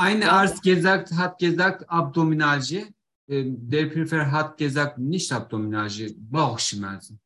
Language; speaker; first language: German; non-native, learner; Turkish